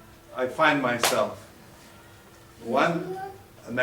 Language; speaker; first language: English; non-native, learner; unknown